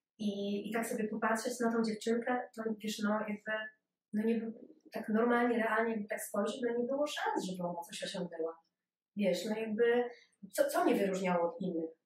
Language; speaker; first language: Polish; early bilingual, other home language; Ukrainian